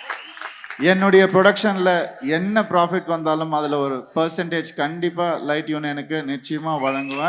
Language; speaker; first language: Tamil; native; Tamil